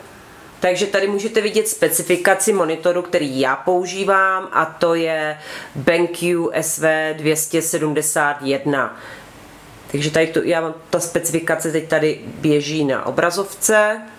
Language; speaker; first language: Czech; native; Czech